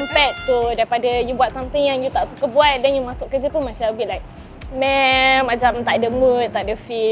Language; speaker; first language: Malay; native; Malay